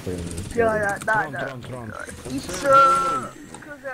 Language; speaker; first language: English; non-native, learner; Hungarian